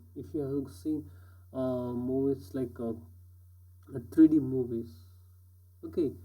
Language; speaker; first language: English; non-native, local second language; Kannada